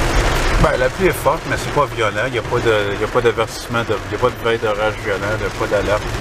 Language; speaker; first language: French; non-native, local second language; English